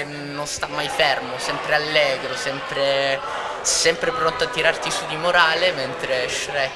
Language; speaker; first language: Italian; native; Italian